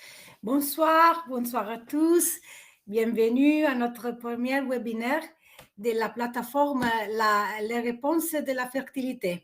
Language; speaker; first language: French; non-native, fluent; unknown